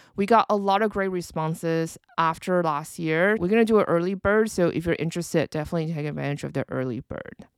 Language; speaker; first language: English; early bilingual, other home language; Chinese